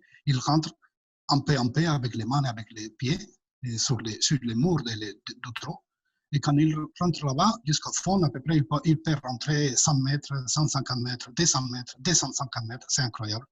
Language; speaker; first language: French; non-native, fluent; Spanish